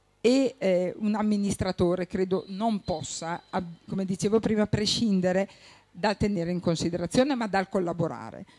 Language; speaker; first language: Italian; native; Italian